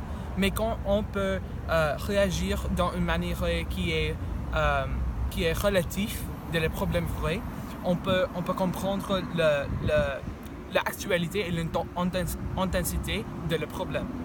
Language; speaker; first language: French; non-native, learner; English